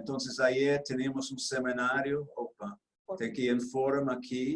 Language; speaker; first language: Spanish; non-native, fluent; Portuguese